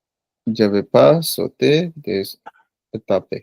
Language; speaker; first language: French; non-native, learner; Punjabi